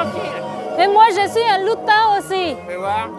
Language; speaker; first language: French; non-native, fluent; Vietnamese